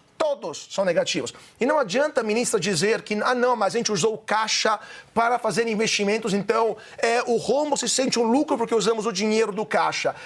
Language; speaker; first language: Portuguese; non-native, fluent; Italian